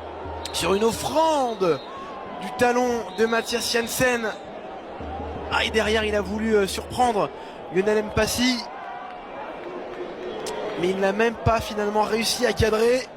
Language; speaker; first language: French; native; French